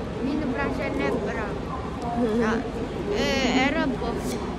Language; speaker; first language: Portuguese; early bilingual, heritage; Portuguese